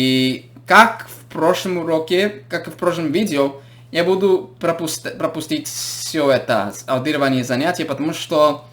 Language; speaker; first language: Russian; non-native, fluent; English